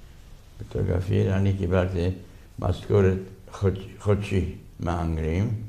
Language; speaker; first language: Hebrew; non-native, fluent; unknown